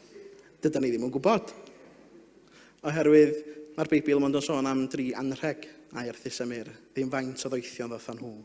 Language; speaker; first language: Welsh; native; Welsh